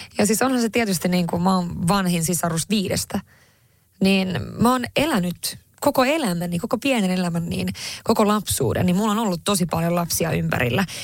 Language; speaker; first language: Finnish; early bilingual, heritage; Swedish